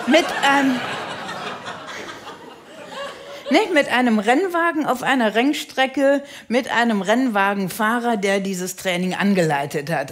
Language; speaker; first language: German; native; German